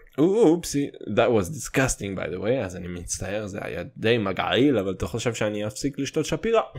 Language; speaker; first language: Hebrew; early bilingual, other home language; Russian